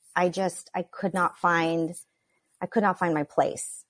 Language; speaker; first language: English; native; English